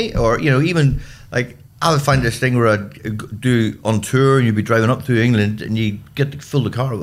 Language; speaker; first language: English; native; English